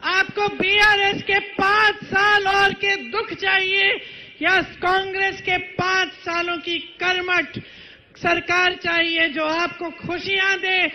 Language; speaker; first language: Hindi; native; Hindi